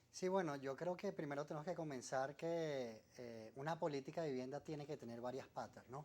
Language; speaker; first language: Spanish; native; Spanish